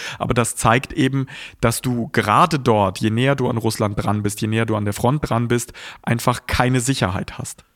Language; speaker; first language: German; early bilingual, other home language; Russian